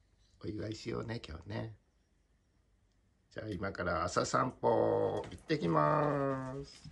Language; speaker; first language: Japanese; native; Japanese